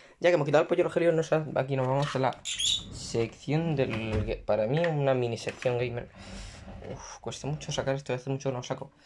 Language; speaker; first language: Spanish; native; Spanish